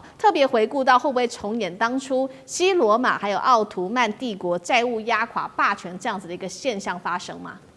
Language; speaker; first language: Chinese; native; Chinese